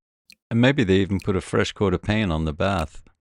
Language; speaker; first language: English; native; English